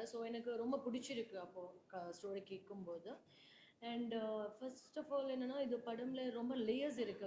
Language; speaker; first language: Tamil; non-native, learner; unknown